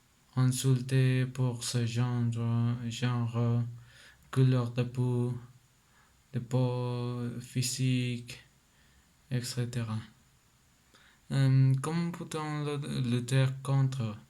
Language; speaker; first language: French; non-native, learner; Spanish